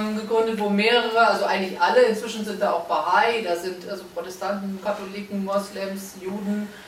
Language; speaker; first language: German; native; German